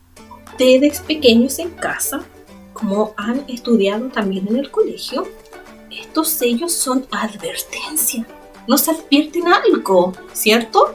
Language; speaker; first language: Spanish; native; Spanish